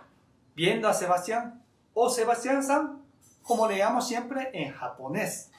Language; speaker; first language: Spanish; non-native, fluent; Japanese